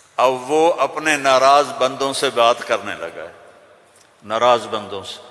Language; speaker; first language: Urdu; non-native, local second language; Punjabi